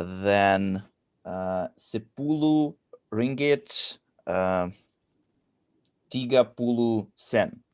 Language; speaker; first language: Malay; non-native, learner; Russian